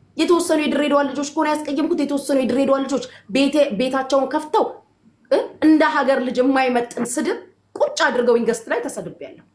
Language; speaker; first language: Amharic; native; Amharic